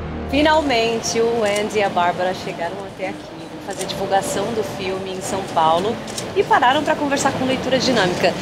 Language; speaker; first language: Portuguese; native; Portuguese